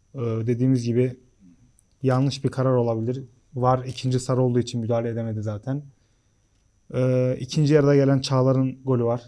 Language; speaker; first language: Turkish; native; Turkish